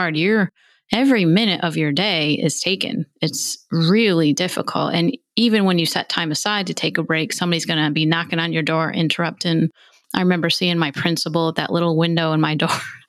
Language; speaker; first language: English; native; English